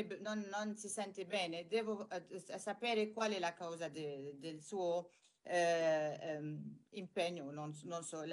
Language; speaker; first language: Italian; non-native, learner; Arabic